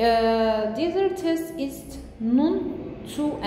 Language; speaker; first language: German; non-native, fluent; Azerbaijani